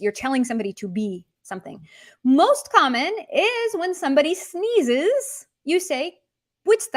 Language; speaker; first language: English; native; English